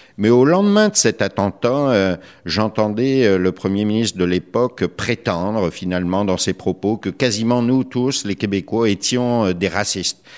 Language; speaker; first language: French; native; French